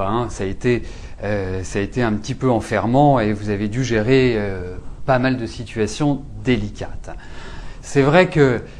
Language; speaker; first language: French; native; French